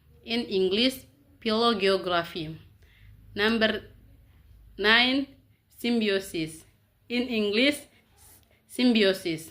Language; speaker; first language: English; non-native, learner; Indonesian